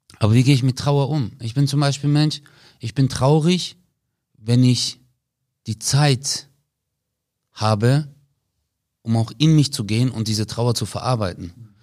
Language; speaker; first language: German; early bilingual, other home language; Turkish